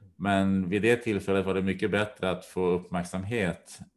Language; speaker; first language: Swedish; native; Swedish